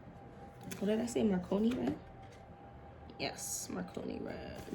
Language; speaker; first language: English; native; English